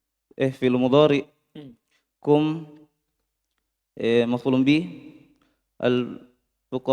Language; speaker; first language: Arabic; non-native, learner; Indonesian